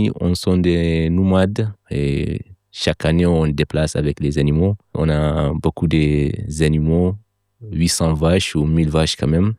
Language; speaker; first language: French; non-native, local second language; Fula